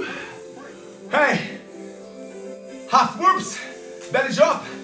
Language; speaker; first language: English; non-native, fluent; Portuguese